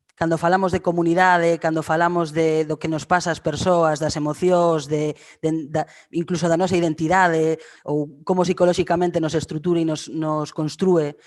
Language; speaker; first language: Galician; non-native, local second language; Spanish